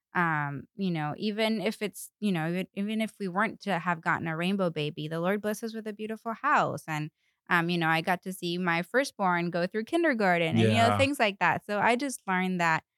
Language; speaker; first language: English; non-native, fluent; Spanish